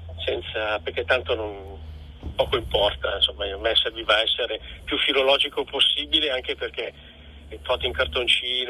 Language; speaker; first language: Italian; native; Italian